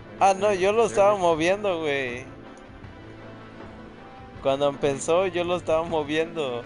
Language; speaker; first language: Spanish; early bilingual, other home language; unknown